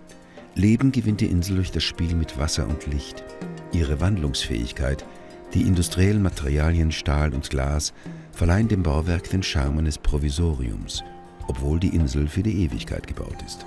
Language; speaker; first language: German; native; German